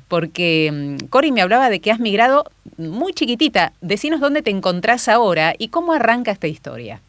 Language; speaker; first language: Spanish; native; Spanish